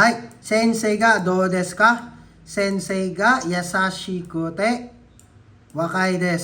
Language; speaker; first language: Japanese; non-native, fluent; Filipino